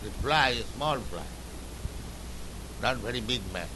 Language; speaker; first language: English; non-native, local second language; Bangla